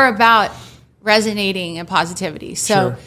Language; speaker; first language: English; native; English